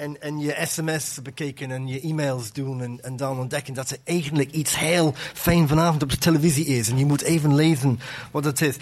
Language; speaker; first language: Dutch; non-native, fluent; English